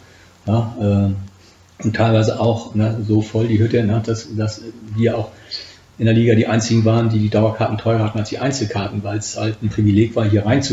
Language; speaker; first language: German; native; German